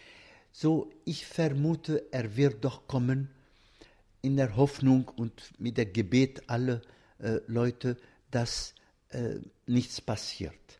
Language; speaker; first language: German; non-native, fluent; Arabic